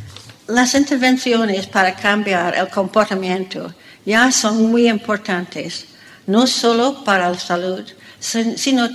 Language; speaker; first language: Spanish; non-native, fluent; English